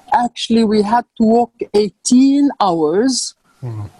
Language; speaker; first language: English; non-native, fluent; Arabic